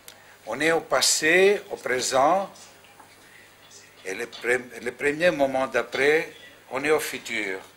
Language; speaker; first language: French; non-native, fluent; Greek